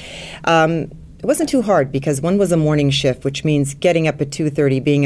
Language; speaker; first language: English; native; English